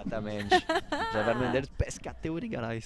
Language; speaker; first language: Portuguese; non-native, learner; Italian